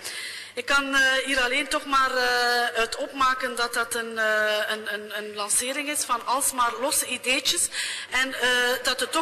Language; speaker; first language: Dutch; native; Dutch